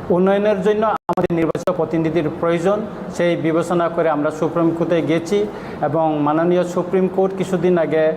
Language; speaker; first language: Bangla; native; Bangla